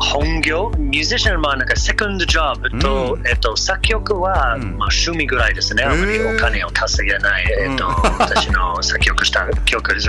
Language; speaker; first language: Japanese; non-native, learner; English